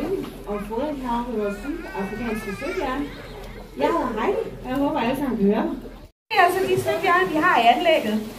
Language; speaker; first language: Danish; native; Danish